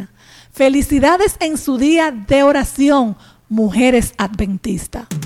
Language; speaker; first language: Spanish; native; Spanish